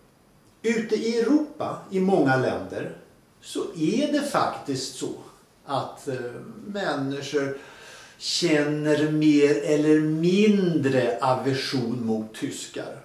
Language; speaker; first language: Swedish; native; Swedish